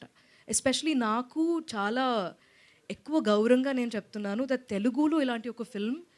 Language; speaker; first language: Telugu; non-native, local second language; Malayalam